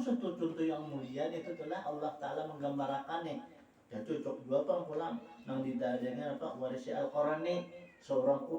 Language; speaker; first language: Indonesian; non-native, local second language; Banjar